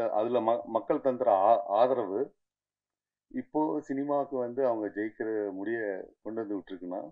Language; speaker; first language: Tamil; native; Tamil